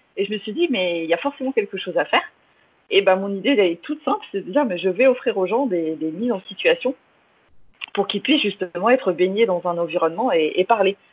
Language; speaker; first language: French; early bilingual, other home language; English